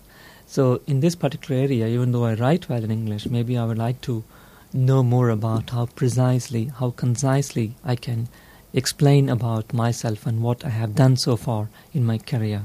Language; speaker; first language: English; non-native, local second language; Tamil